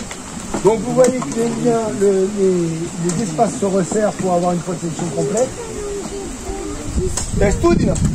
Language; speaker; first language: French; native; French